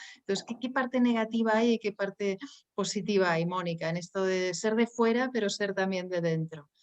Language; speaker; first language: Spanish; native; Spanish